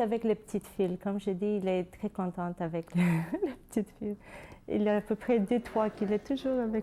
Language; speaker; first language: French; non-native, learner; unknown